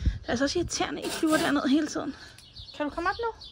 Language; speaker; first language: Danish; native; Danish